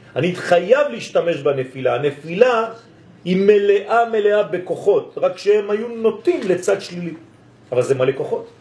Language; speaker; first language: Hebrew; non-native, fluent; French